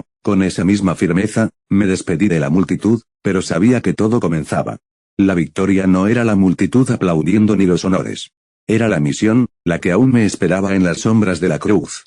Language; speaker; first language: Spanish; native; Spanish